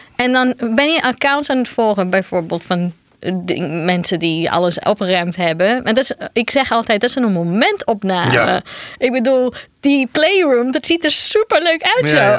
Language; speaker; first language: Dutch; non-native, fluent; Portuguese